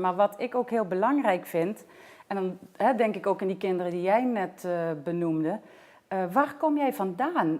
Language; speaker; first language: Dutch; native; Dutch